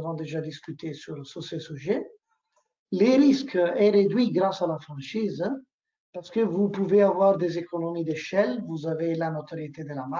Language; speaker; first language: French; non-native, learner; Italian